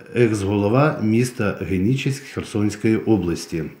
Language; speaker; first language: Ukrainian; non-native, local second language; Russian